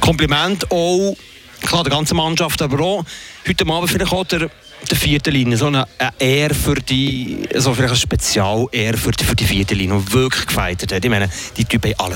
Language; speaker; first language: German; native; German